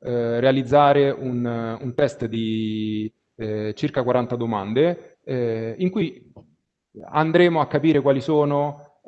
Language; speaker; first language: Italian; native; Italian